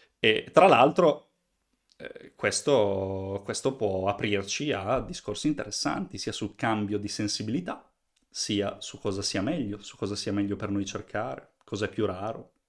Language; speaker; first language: Italian; native; Italian